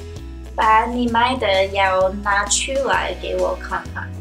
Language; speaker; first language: Chinese; non-native, learner; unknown